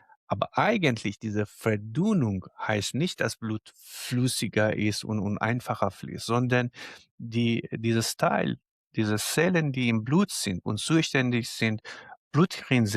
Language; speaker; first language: German; non-native, fluent; Arabic